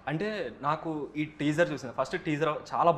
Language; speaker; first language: Telugu; native; Telugu